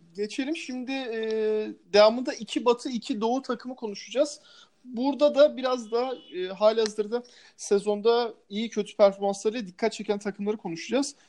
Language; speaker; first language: Turkish; native; Turkish